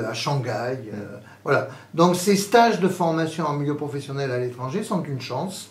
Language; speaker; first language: French; native; French